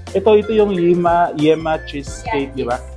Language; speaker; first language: Filipino; non-native, local second language; Cebuano